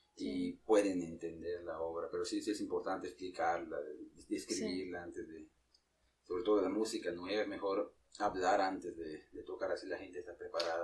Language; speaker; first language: Spanish; native; Spanish